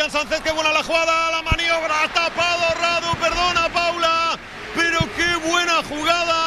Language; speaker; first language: Spanish; native; Spanish